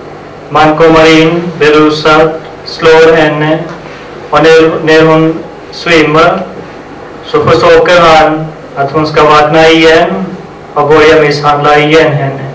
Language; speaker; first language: Swedish; non-native, fluent; Urdu